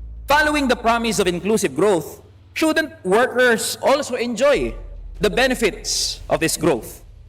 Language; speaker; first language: English; non-native, local second language; Filipino